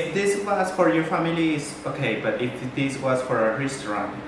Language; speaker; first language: English; non-native, fluent; Spanish